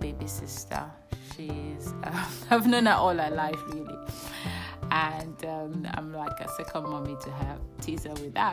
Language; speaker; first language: English; non-native, local second language; Yoruba